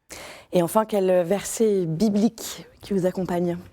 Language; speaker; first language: French; native; French